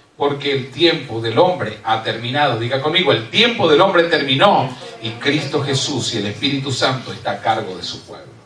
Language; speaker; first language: Spanish; native; Spanish